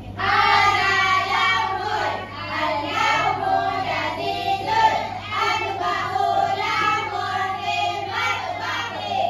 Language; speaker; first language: Arabic; non-native, learner; Malay